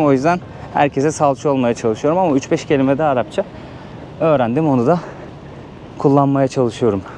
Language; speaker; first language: Turkish; native; Turkish